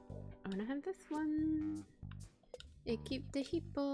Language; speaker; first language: English; non-native, learner; Japanese